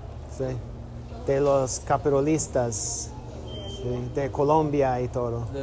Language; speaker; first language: Spanish; non-native, learner; English